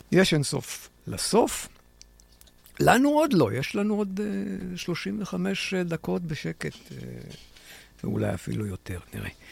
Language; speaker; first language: Hebrew; native; Hebrew